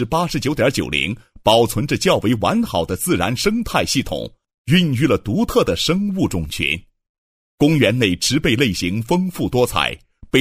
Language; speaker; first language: Chinese; native; Chinese